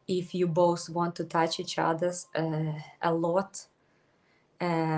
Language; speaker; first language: English; non-native, fluent; Ukrainian